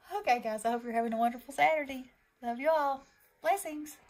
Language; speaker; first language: English; native; English